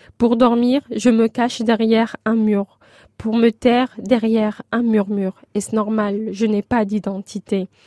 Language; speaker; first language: French; non-native, local second language; Arabic